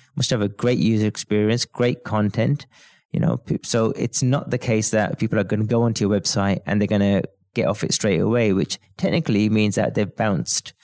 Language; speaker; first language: English; native; English